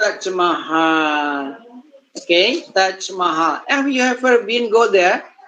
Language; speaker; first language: English; non-native, learner; Indonesian